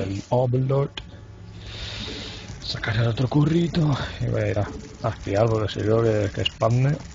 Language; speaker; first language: Spanish; native; Spanish